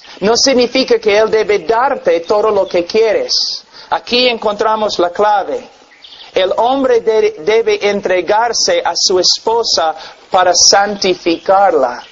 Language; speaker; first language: Spanish; non-native, fluent; English